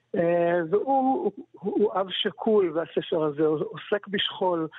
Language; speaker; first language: Hebrew; native; Hebrew